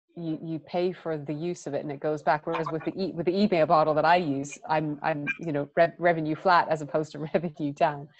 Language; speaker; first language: English; native; English